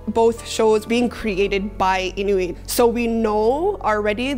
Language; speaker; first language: English; native; English